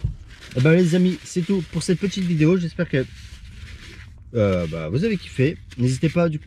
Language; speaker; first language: French; native; French